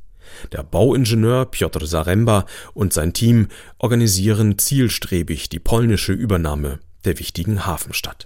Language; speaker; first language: German; native; German